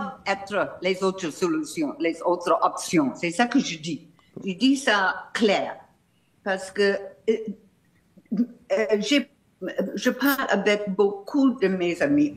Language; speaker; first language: French; non-native, fluent; English